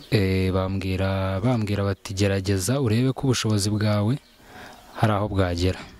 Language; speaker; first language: Kinyarwanda; early bilingual, heritage; Kinyarwanda